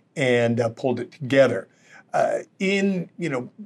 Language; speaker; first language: English; native; English